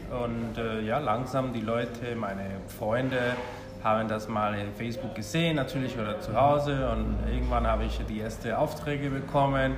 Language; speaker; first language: German; non-native, fluent; Spanish